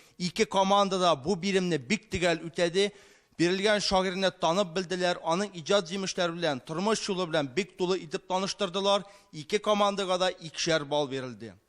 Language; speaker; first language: Tatar; native; Tatar